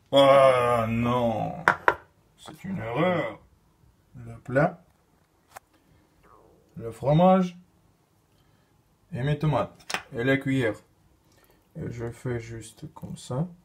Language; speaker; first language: French; non-native, learner; Russian